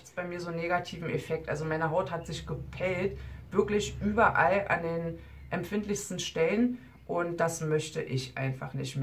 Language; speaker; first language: German; native; German